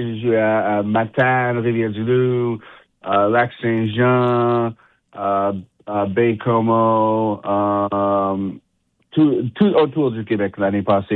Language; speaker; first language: French; non-native, local second language; English